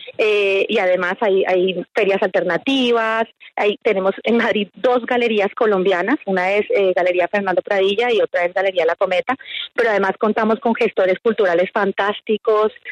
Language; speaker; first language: Spanish; native; Spanish